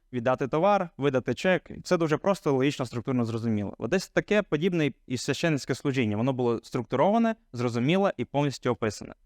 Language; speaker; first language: Ukrainian; non-native, local second language; Hungarian